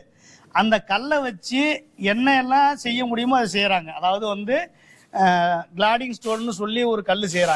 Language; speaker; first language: Tamil; native; Tamil